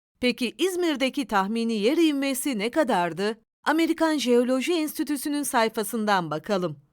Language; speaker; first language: Turkish; native; Turkish